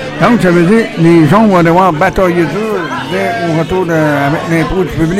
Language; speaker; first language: French; native; French